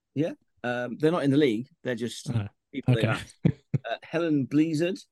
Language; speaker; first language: English; native; English